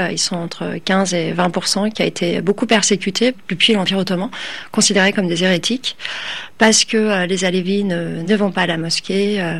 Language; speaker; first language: French; early bilingual, other home language; Turkish